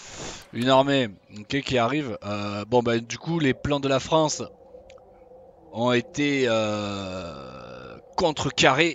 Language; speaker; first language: French; native; French